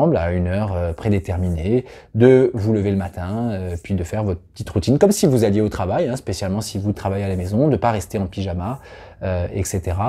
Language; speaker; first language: French; native; French